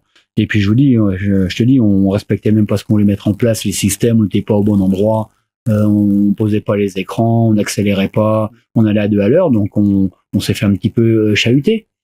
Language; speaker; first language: French; native; French